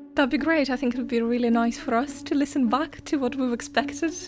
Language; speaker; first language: English; non-native, fluent; Russian